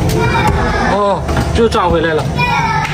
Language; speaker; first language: Chinese; native; Chinese